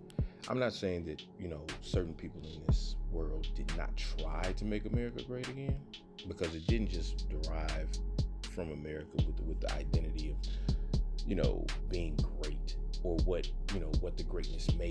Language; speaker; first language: English; native; English